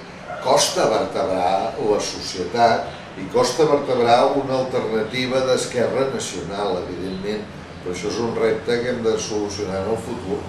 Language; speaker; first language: Catalan; native; Catalan